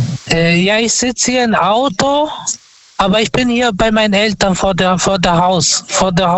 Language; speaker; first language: German; non-native, fluent; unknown